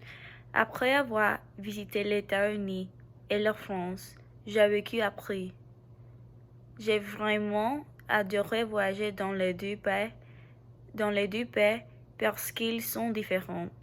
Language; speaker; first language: French; non-native, learner; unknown